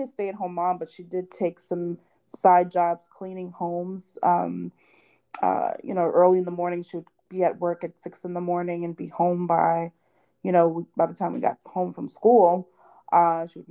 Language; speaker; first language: English; early bilingual, other home language; Haitian Creole